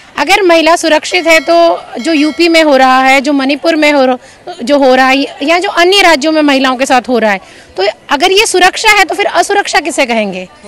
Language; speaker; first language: Hindi; native; Hindi